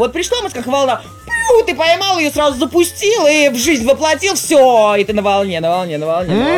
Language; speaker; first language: Russian; native; Russian